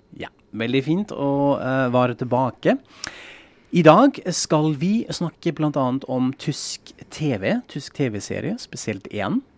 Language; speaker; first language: Norwegian; non-native, fluent; German